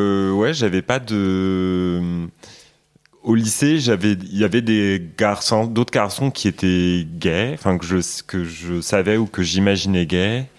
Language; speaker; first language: French; native; French